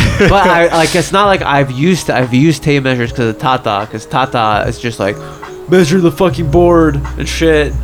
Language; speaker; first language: English; early bilingual, other home language; Polish